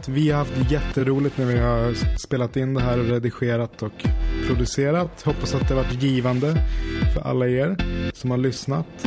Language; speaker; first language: Swedish; native; Swedish